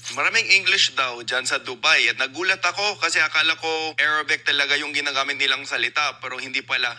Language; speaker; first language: Filipino; non-native, fluent; English